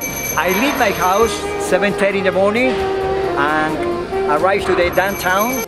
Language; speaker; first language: English; non-native, learner; Spanish